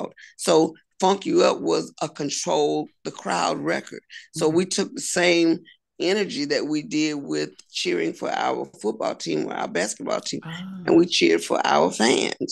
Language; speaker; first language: English; native; English